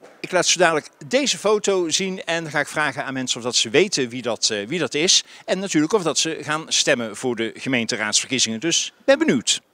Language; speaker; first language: Dutch; native; Dutch